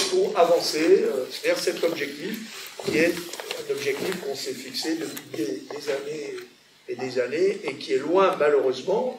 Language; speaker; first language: French; native; French